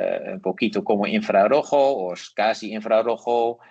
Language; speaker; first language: Spanish; non-native, learner; Dutch